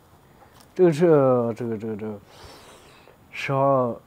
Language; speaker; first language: Chinese; non-native, local second language; Tibetan